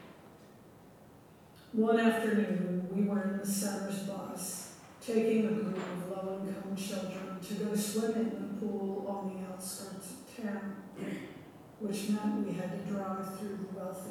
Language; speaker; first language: English; native; English